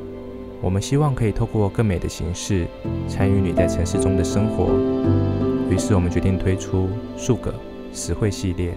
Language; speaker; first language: Chinese; native; Chinese